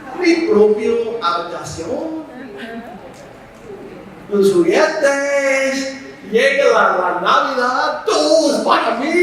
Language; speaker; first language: Spanish; non-native, fluent; English